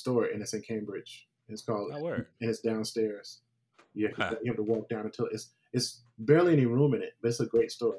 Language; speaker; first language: English; native; English